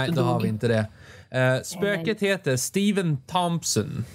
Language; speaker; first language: Swedish; native; Swedish